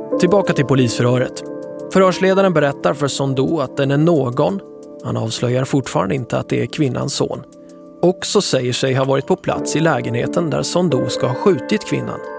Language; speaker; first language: Swedish; native; Swedish